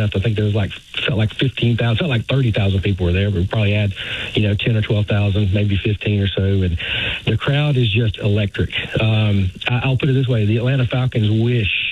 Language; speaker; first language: English; native; English